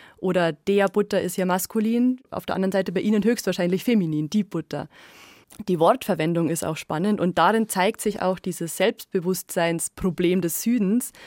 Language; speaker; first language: German; native; German